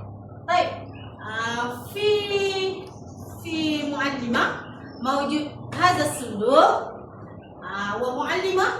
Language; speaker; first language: Arabic; non-native, learner; Malay